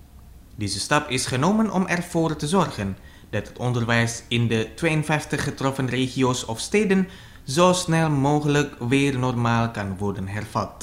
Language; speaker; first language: Dutch; non-native, fluent; Indonesian